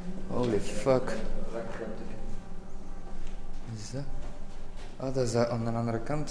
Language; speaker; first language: Dutch; native; Dutch